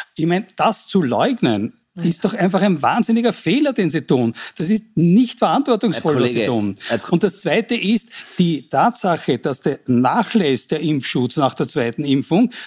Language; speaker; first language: German; native; German